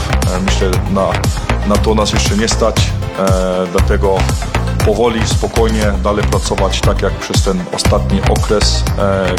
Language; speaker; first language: Polish; early bilingual, heritage; Polish